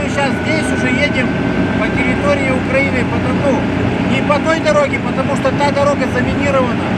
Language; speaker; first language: Russian; native; Russian